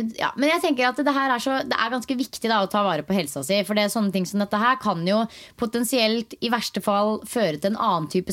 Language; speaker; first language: Norwegian; native; Norwegian